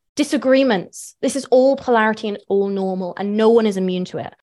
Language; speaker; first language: English; native; English